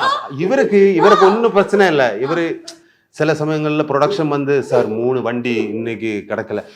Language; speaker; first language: Tamil; non-native, learner; Malayalam